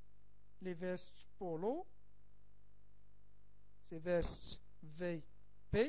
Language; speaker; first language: French; non-native, local second language; Arabic